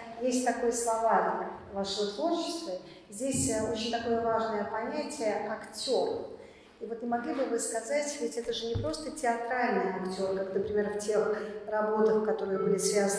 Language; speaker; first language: Russian; native; Russian